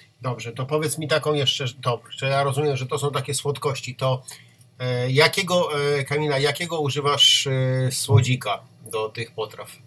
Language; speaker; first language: Polish; native; Polish